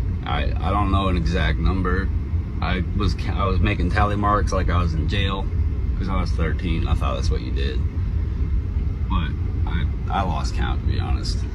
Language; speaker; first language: English; native; English